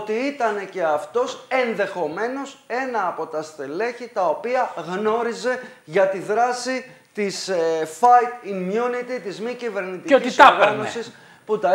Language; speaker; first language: Greek; native; Greek